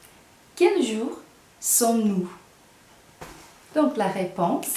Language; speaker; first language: French; non-native, fluent; English